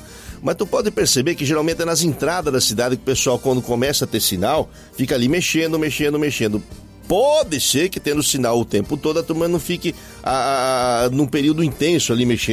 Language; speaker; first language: Portuguese; native; Portuguese